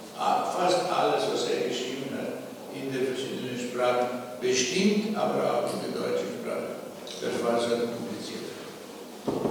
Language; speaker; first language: German; non-native, fluent; Slovenian